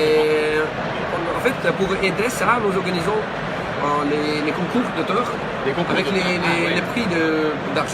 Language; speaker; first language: French; non-native, learner; Russian